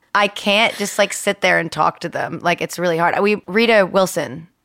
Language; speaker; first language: English; early bilingual, other home language; Spanish